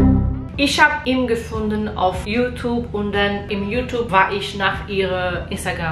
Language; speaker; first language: German; non-native, learner; Portuguese